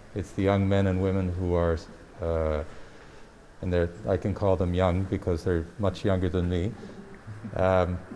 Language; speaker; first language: English; native; English